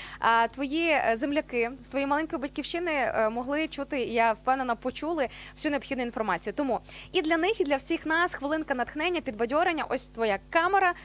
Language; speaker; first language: Ukrainian; native; Ukrainian